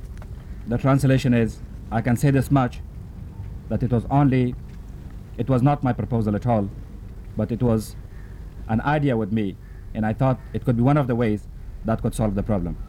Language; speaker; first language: English; non-native, fluent; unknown